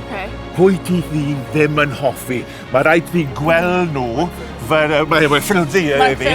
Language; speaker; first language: Welsh; non-native, local second language; English